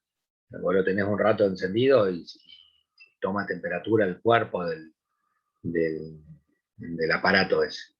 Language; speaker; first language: Spanish; native; Spanish